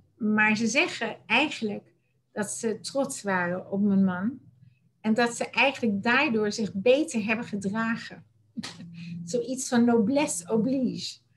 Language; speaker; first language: Dutch; native; Dutch